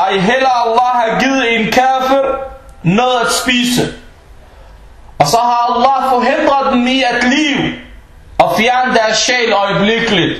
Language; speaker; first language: Danish; non-native, fluent; Arabic